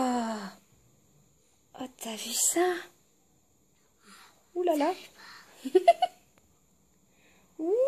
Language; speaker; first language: French; native; French